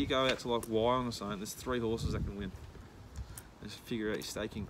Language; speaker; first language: English; native; English